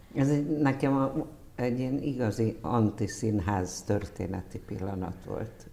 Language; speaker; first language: Hungarian; native; Hungarian